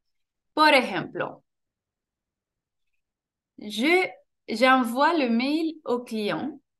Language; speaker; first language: French; non-native, fluent; Spanish